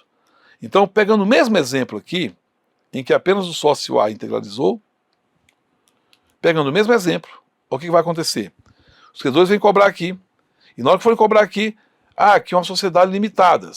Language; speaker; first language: Portuguese; native; Portuguese